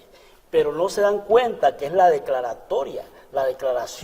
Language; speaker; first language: Spanish; native; Spanish